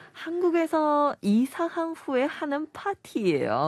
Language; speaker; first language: Korean; non-native, fluent; Chinese